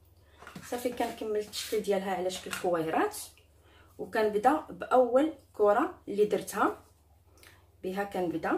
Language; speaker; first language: Arabic; native; Arabic